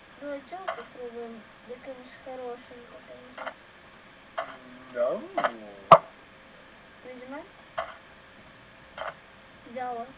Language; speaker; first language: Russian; non-native, local second language; Ukrainian